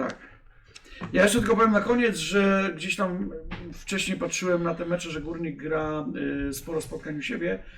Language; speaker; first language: Polish; native; Polish